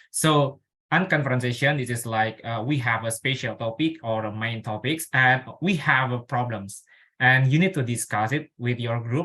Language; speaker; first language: English; non-native, learner; Indonesian